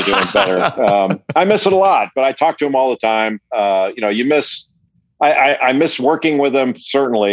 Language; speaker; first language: English; native; English